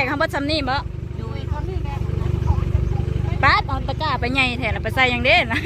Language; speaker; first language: Thai; non-native, local second language; Lao